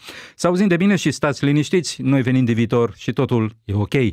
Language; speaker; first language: Romanian; native; Romanian